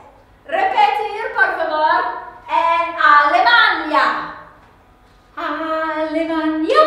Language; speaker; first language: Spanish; non-native, learner; English